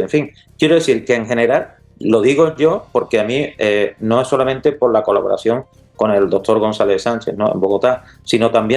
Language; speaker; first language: Spanish; native; Spanish